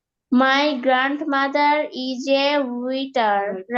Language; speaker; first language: English; non-native, learner; Bangla